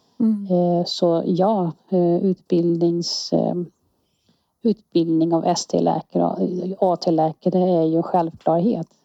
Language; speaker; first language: Swedish; non-native, fluent; Dutch